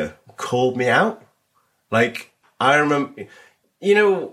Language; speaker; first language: English; native; English